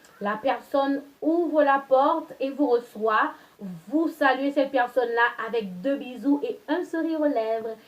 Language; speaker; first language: French; non-native, local second language; Haitian Creole